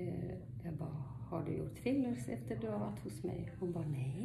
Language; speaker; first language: Swedish; non-native, fluent; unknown